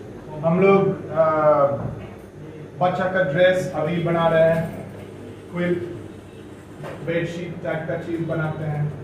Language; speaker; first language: Hindi; non-native, learner; English